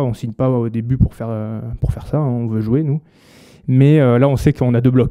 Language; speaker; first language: French; native; French